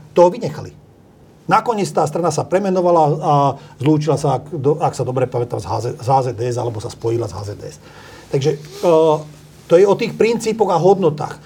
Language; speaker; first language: Slovak; non-native, local second language; Hungarian